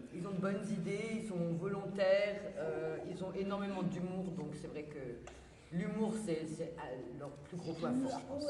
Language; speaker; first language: French; native; French